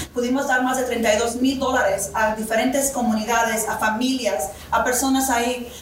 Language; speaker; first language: Spanish; early bilingual, heritage; Spanish